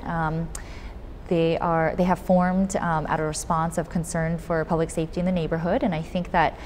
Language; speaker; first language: English; native; English